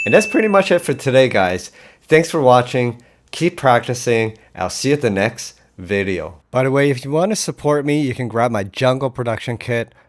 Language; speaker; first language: English; native; English